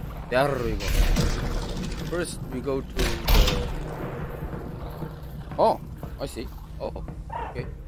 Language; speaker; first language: English; non-native, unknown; Korean